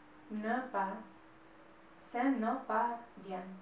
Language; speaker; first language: French; non-native, learner; Russian